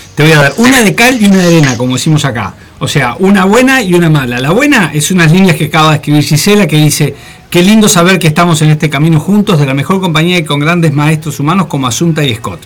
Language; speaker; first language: Spanish; native; Spanish